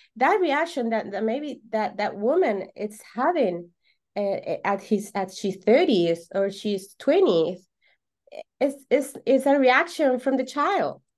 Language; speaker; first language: English; non-native, fluent; Spanish